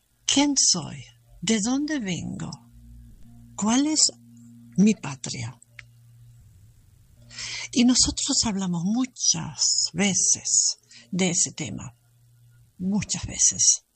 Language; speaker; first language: Spanish; non-native, learner; German